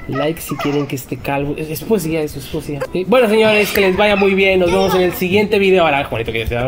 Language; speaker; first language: Spanish; native; Spanish